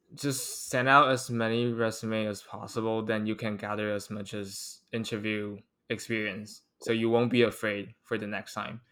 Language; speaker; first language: English; non-native, fluent; Chinese